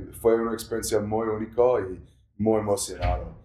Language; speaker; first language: Spanish; non-native, learner; English